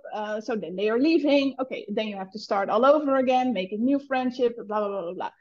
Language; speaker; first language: English; non-native, fluent; Dutch